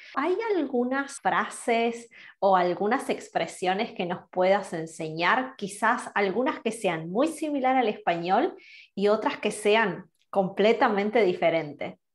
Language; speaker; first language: Spanish; native; Spanish